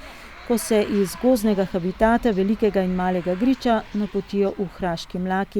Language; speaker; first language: Slovenian; native; Slovenian